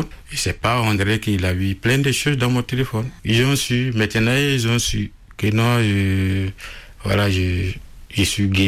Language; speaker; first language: French; non-native, local second language; Bambara